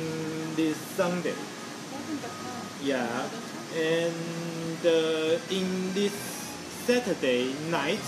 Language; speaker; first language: English; non-native, learner; Chinese